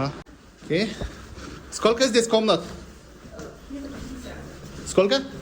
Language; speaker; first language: Russian; non-native, learner; Lithuanian